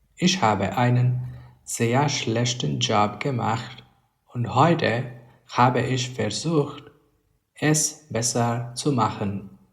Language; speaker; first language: German; non-native, learner; English